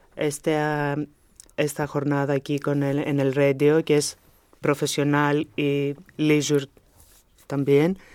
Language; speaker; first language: Spanish; non-native, fluent; Greek